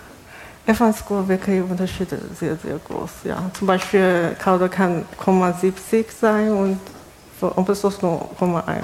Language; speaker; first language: German; non-native, fluent; Chinese